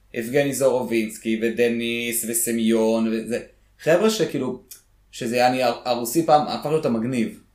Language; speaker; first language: Hebrew; early bilingual, other home language; Russian